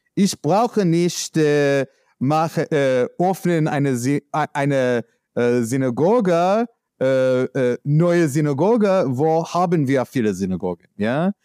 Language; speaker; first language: German; non-native, learner; English